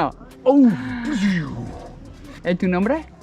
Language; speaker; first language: Spanish; non-native, learner; English